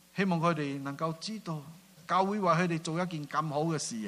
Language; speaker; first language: Cantonese; non-native, fluent; Min Nan Chinese